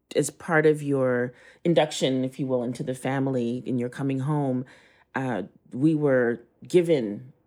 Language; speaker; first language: English; native; English